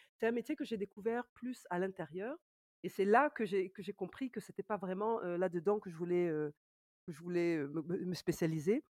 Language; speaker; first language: French; native; French